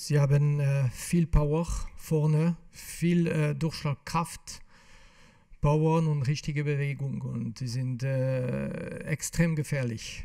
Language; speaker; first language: German; non-native, fluent; French